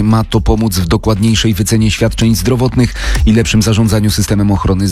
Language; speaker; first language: Polish; native; Polish